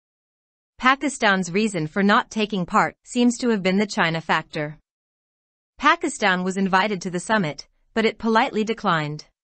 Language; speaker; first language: English; non-native, local second language; Urdu